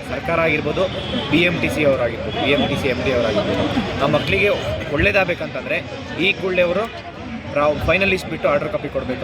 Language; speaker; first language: Kannada; native; Kannada